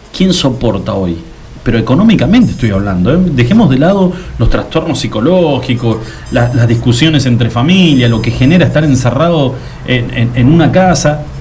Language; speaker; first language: Spanish; native; Spanish